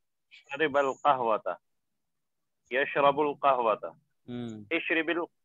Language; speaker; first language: Arabic; non-native, learner; Urdu